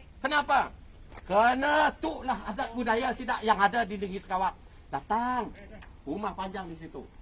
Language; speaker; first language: Malay; native; Malay